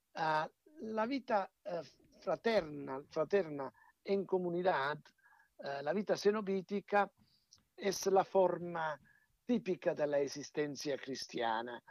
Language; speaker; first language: Italian; non-native, fluent; Spanish